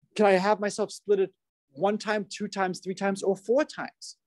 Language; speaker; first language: English; native; English